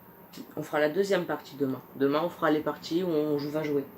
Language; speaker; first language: French; native; French